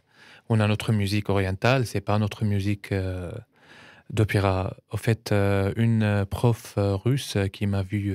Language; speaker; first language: French; non-native, fluent; Arabic